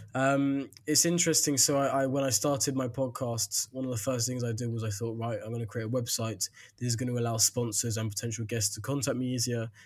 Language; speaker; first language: English; native; English